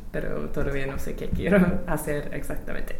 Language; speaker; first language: Spanish; non-native, learner; English